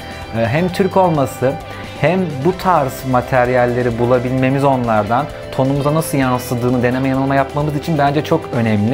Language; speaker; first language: Turkish; native; Turkish